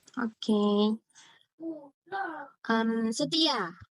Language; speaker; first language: English; non-native, fluent; Indonesian